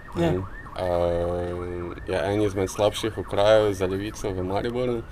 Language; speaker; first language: Slovenian; native; Slovenian